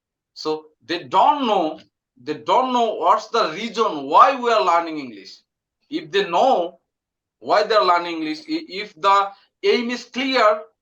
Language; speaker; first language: English; non-native, fluent; Bangla